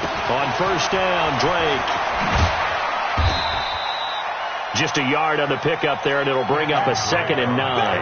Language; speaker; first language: English; native; English